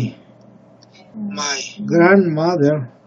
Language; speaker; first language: English; non-native, learner; Spanish